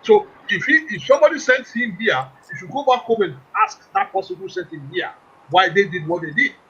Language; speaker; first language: English; non-native, local second language; Yoruba